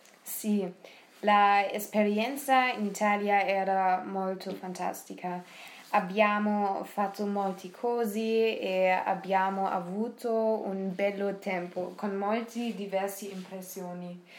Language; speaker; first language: Italian; non-native, learner; German